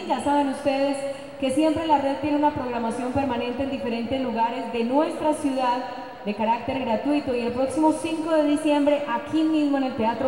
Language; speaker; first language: Spanish; native; Spanish